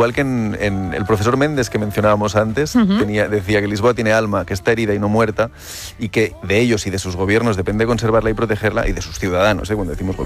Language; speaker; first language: Spanish; native; Spanish